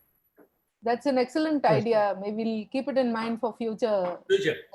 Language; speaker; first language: English; non-native, local second language; Tamil